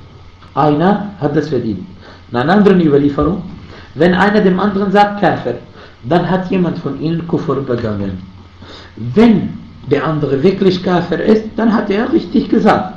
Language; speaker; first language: German; non-native, fluent; Arabic